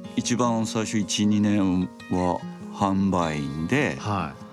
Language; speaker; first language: Japanese; native; Japanese